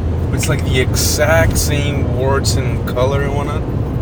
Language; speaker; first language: English; early bilingual, other home language; Spanish